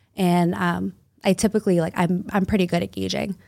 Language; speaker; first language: English; native; English